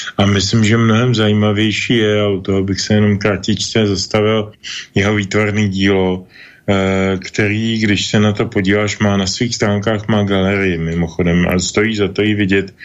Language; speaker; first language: Czech; native; Czech